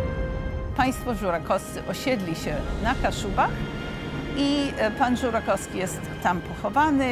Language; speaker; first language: Polish; early bilingual, heritage; English